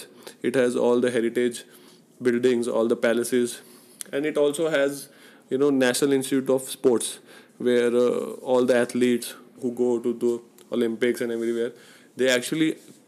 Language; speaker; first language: English; non-native, local second language; Punjabi